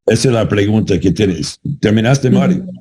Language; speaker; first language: Spanish; non-native, fluent; English